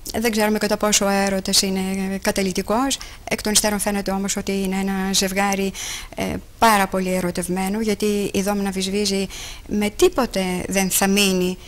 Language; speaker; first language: Greek; native; Greek